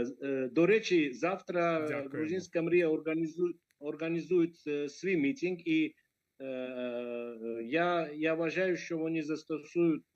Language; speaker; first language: Ukrainian; non-native, fluent; Georgian